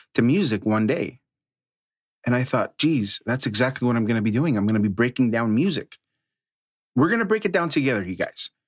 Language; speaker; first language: English; early bilingual, other home language; Spanish